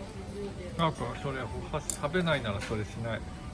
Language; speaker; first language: Japanese; native; Japanese